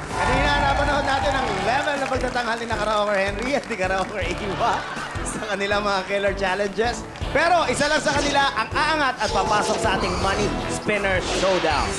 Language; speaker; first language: Filipino; native; Filipino